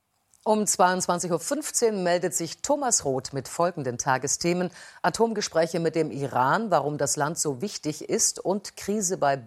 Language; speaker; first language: German; native; German